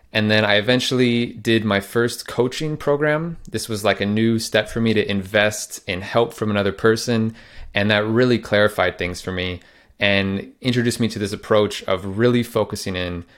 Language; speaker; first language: English; native; English